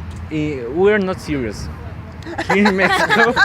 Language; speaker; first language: English; non-native, learner; Spanish